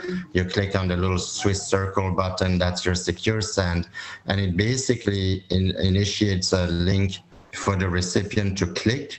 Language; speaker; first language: English; non-native, fluent; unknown